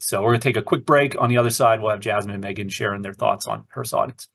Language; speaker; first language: English; native; English